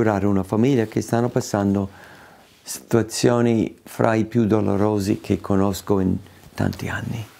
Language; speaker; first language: Italian; non-native, fluent; English